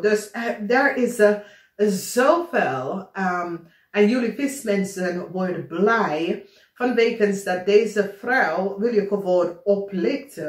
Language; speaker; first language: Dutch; non-native, fluent; English